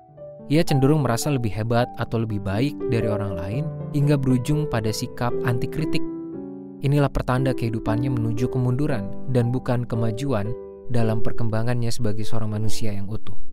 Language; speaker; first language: Indonesian; native; Indonesian